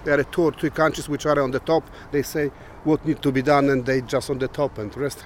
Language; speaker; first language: English; non-native, learner; Polish